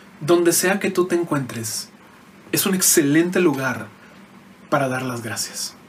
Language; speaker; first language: Spanish; native; Spanish